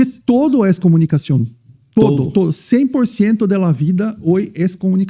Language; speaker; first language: Spanish; non-native, fluent; Portuguese